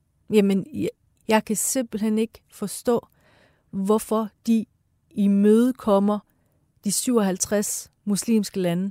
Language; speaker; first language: Danish; early bilingual, other home language; Persian